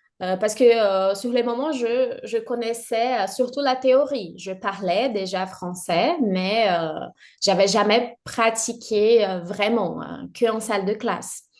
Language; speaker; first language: French; non-native, fluent; Portuguese